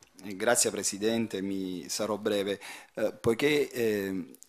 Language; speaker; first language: Italian; native; Italian